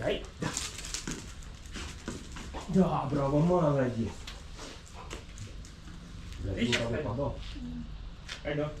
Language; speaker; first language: Russian; non-native, local second language; Ukrainian